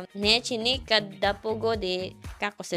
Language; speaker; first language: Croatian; non-native, fluent; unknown